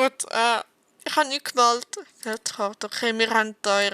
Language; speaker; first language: German; native; German